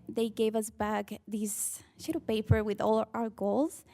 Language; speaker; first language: English; early bilingual, other home language; Spanish